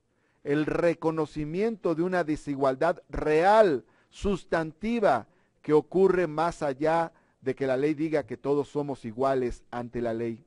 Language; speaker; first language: Spanish; native; Spanish